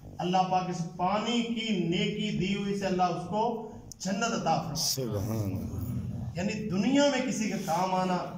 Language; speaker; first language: Urdu; non-native, local second language; Punjabi